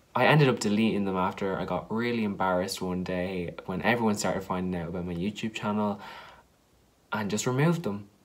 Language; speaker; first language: English; native; English